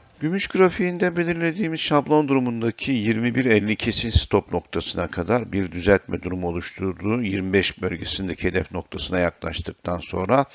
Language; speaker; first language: Turkish; native; Turkish